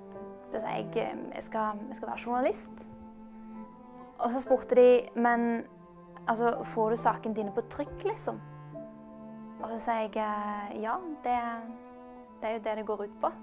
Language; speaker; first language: Norwegian; early bilingual, other home language; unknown